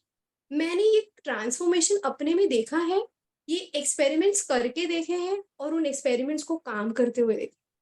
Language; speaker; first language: Hindi; native; Hindi